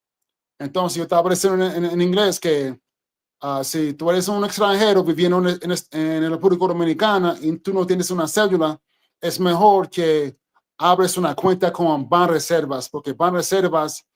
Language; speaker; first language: Spanish; non-native, fluent; English